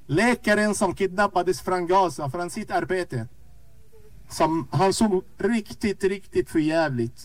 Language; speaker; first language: Swedish; non-native, fluent; Arabic